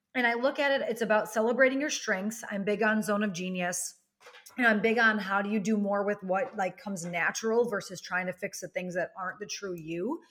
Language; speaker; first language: English; native; English